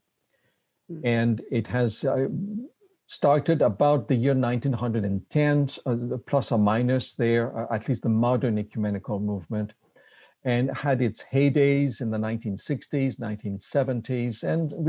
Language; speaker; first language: English; non-native, fluent; French